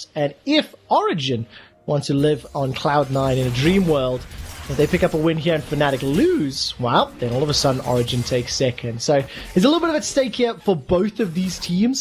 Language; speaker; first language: English; native; English